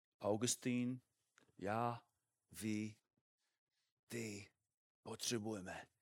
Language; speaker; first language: Czech; non-native, fluent; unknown